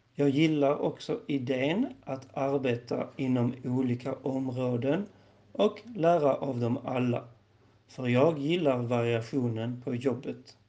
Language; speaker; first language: Swedish; non-native, learner; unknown